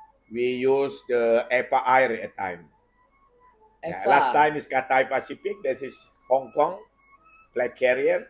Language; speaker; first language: English; non-native, learner; Indonesian